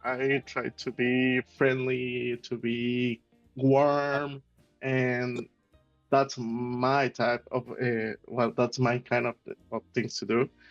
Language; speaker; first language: English; non-native, learner; Spanish